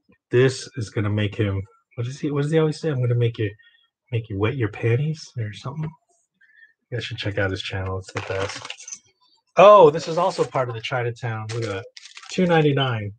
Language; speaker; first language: English; native; English